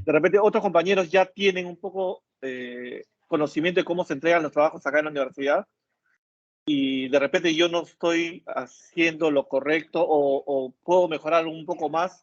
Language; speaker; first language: Spanish; native; Spanish